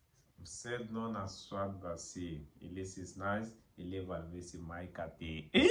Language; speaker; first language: Bulgarian; non-native, learner; Portuguese